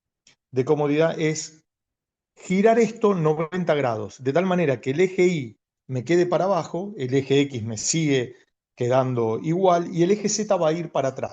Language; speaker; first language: Spanish; native; Spanish